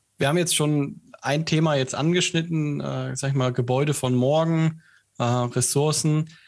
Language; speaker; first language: German; native; German